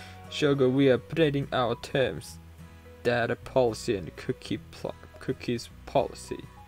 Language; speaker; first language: English; non-native, fluent; Japanese